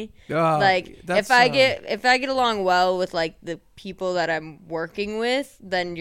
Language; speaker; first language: English; native; English